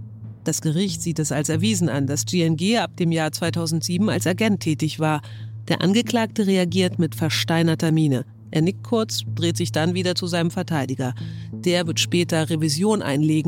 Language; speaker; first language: German; native; German